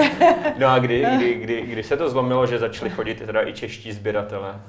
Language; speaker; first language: Czech; native; Czech